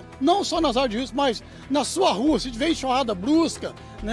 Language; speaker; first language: Portuguese; native; Portuguese